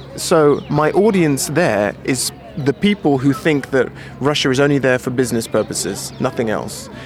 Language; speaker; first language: English; native; English